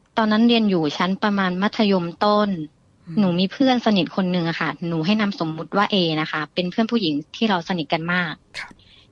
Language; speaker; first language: Thai; native; Thai